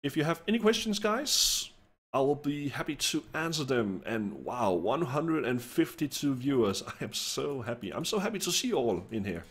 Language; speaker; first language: English; non-native, fluent; Danish